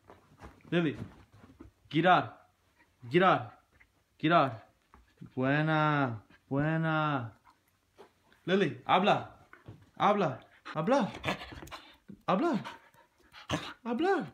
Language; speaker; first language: Spanish; non-native, learner; English